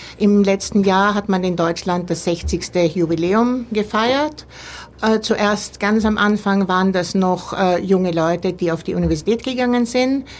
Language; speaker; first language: German; native; German